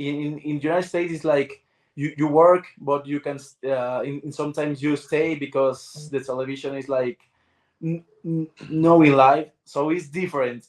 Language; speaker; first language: English; non-native, learner; Spanish